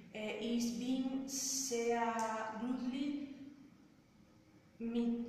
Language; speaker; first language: German; non-native, learner; Spanish